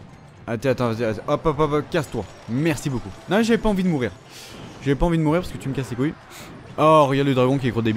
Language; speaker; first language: French; native; French